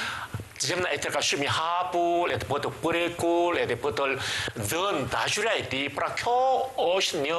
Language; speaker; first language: Albanian; non-native, learner; Korean